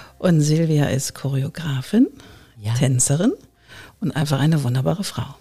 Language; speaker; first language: German; native; German